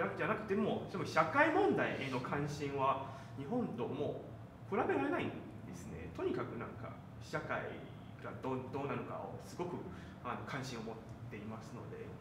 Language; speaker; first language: Japanese; non-native, fluent; Chinese